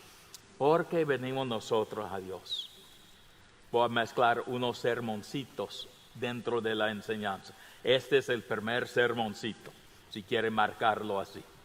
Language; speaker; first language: Spanish; non-native, fluent; English